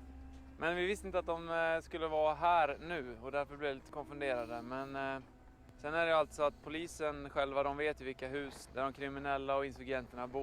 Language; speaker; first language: Swedish; native; Swedish